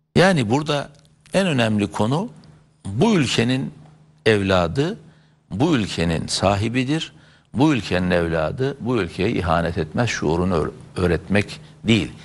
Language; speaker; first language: Turkish; native; Turkish